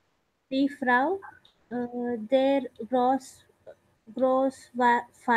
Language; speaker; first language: German; non-native, learner; Telugu